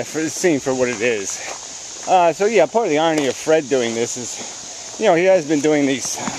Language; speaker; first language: English; native; English